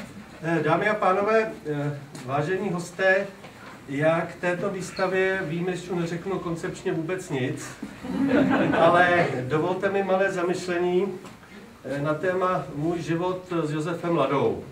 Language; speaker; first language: Czech; native; Czech